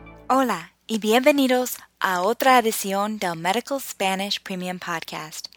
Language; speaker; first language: Spanish; non-native, fluent; English